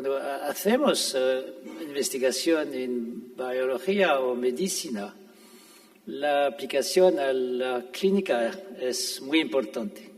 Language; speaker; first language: Spanish; non-native, fluent; French